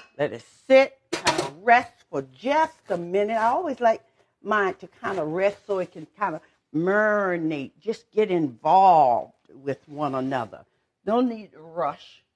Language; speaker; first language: English; native; English